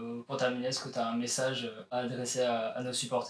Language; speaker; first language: French; native; French